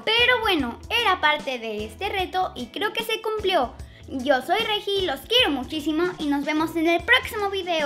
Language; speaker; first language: Spanish; native; Spanish